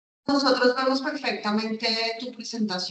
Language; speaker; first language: Spanish; native; Spanish